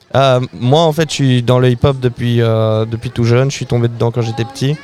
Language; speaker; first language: French; native; French